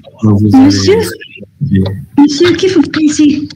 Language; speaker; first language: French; non-native, local second language; Arabic